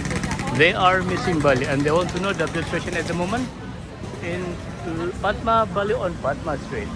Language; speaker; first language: English; non-native, local second language; Indonesian